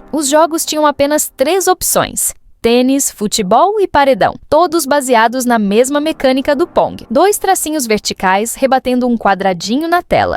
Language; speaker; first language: Portuguese; native; Portuguese